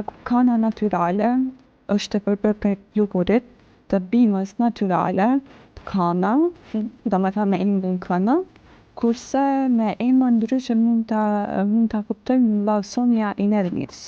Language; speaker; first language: Albanian; native; Albanian